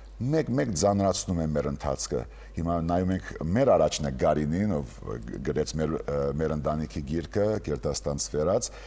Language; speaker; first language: Armenian; early bilingual, heritage; Armenian